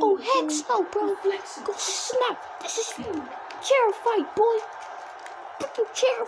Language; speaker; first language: English; native; English